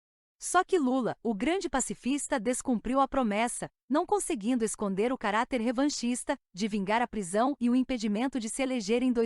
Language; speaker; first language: Portuguese; native; Portuguese